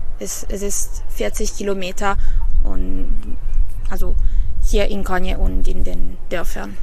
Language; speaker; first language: German; non-native, learner; Italian